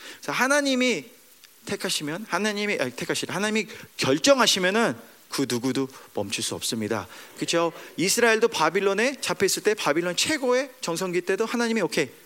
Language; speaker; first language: Korean; early bilingual, heritage; Korean